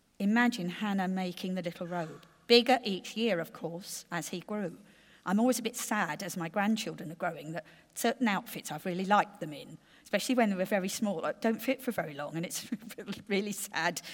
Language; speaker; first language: English; native; English